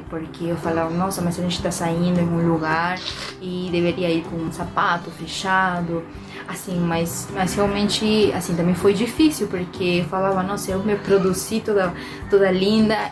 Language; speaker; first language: Portuguese; non-native, fluent; Spanish